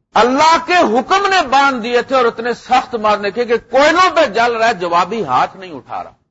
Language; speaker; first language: Urdu; non-native, local second language; Punjabi